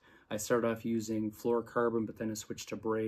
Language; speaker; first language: English; native; English